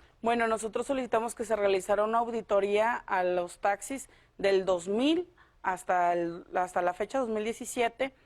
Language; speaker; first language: Spanish; native; Spanish